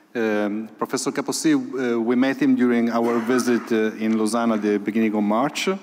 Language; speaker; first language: English; non-native, fluent; Italian